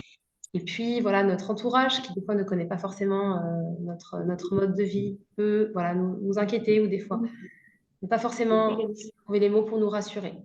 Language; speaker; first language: French; native; French